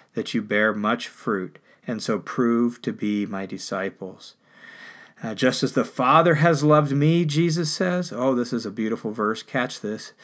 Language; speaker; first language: English; native; English